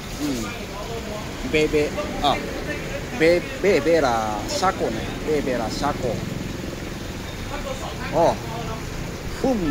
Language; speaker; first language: Vietnamese; non-native, learner; Japanese